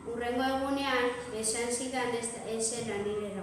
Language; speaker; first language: Basque; early bilingual, other home language; Armenian